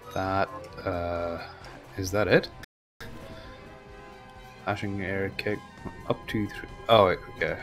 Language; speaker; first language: English; native; English